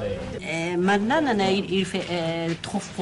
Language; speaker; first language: French; non-native, learner; Japanese